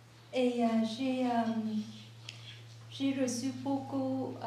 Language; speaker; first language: French; non-native, learner; Vietnamese